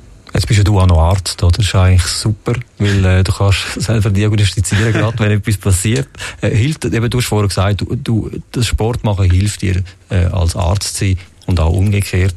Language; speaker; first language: German; native; German